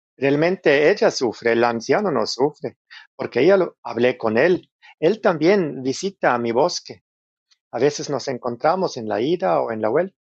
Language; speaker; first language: Spanish; non-native, fluent; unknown